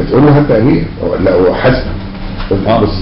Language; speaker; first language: Arabic; native; Arabic